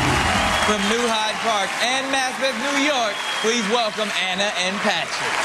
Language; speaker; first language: English; native; English